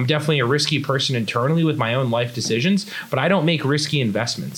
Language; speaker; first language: English; native; English